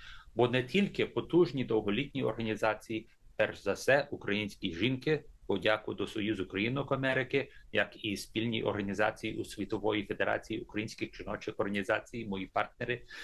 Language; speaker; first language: Ukrainian; early bilingual, heritage; English